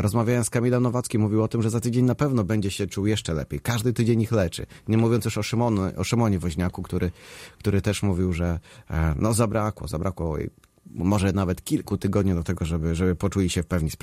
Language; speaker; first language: Polish; native; Polish